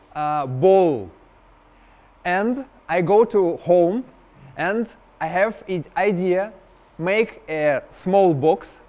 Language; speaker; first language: English; non-native, learner; Russian